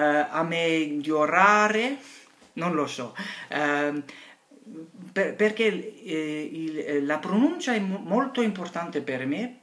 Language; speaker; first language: Italian; non-native, learner; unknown